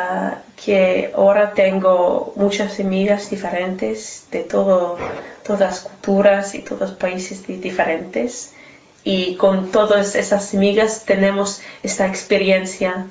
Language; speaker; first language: Spanish; non-native, learner; English